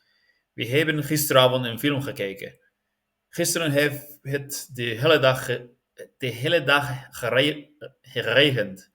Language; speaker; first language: Dutch; non-native, learner; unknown